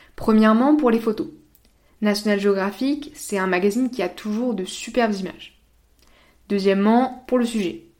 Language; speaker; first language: French; native; French